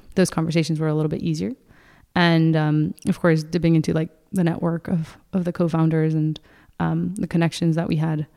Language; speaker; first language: English; non-native, fluent; Spanish